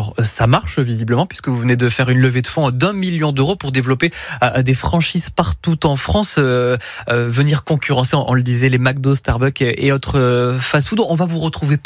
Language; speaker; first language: French; native; French